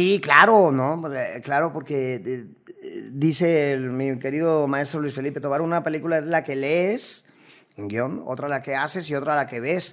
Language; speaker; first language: Spanish; native; Spanish